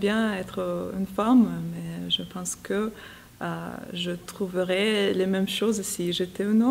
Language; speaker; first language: French; non-native, fluent; Russian